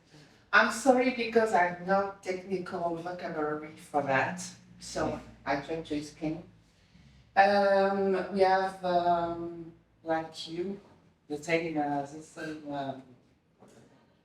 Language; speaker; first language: English; non-native, learner; French